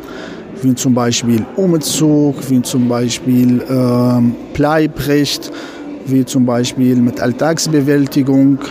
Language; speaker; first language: German; non-native, fluent; Arabic